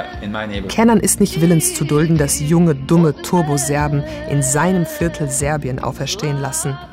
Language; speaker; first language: German; native; German